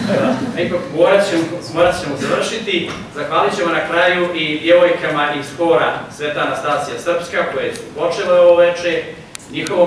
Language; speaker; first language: Serbian; native; Serbian